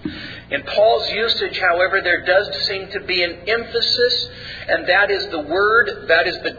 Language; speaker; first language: English; native; English